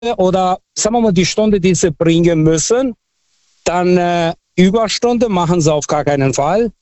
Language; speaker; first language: German; non-native, fluent; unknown